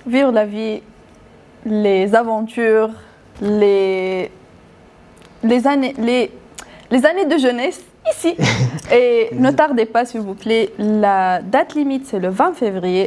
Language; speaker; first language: French; non-native, local second language; Arabic